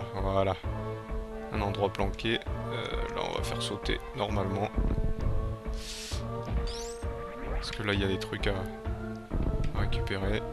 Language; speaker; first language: French; native; French